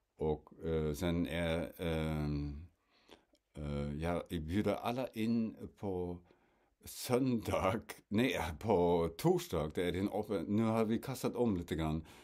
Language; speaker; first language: Swedish; non-native, fluent; German